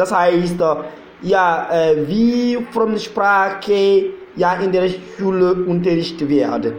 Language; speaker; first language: German; non-native, learner; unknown